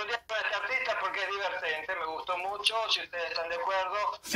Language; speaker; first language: Spanish; native; Spanish